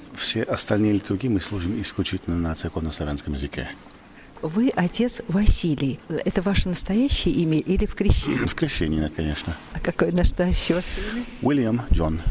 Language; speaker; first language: Russian; non-native, fluent; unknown